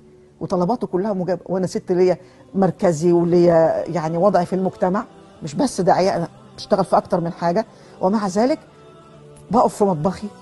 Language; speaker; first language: Arabic; native; Arabic